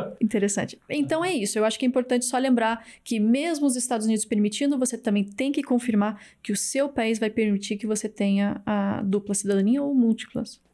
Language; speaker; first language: Portuguese; native; Portuguese